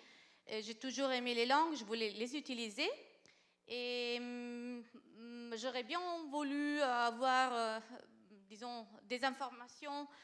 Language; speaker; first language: French; non-native, fluent; Italian